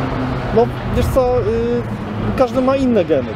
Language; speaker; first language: Polish; native; Polish